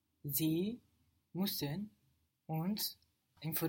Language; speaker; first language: German; non-native, learner; English